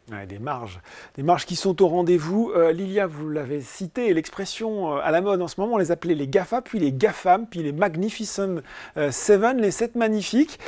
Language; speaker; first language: French; native; French